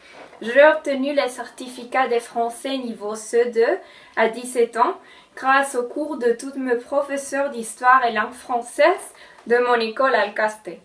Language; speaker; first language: French; non-native, fluent; Spanish